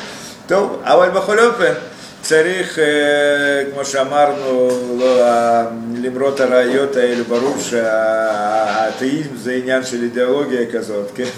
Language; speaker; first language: Hebrew; non-native, fluent; Russian